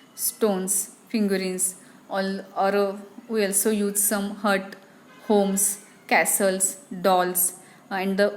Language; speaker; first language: English; non-native, local second language; Marathi